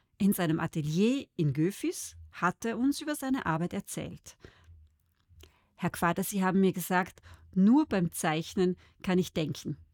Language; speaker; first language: German; native; German